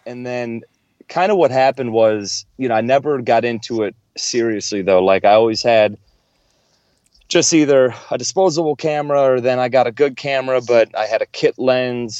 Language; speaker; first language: English; native; English